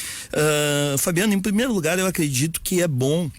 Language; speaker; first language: Portuguese; native; Portuguese